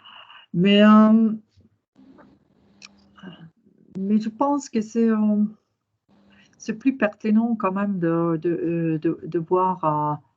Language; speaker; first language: French; non-native, fluent; Norwegian